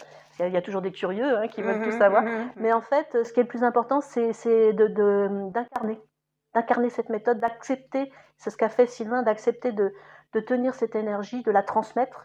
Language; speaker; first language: French; native; French